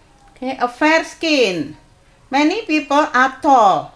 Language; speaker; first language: English; non-native, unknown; Indonesian